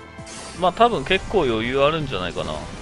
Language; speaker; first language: Japanese; native; Japanese